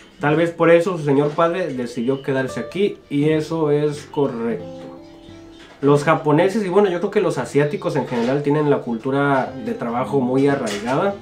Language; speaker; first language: Spanish; native; Spanish